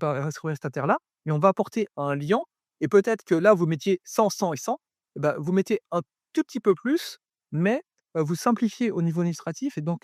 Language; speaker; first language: French; native; French